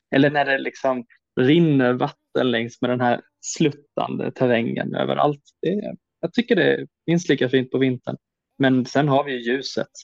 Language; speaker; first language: Swedish; native; Swedish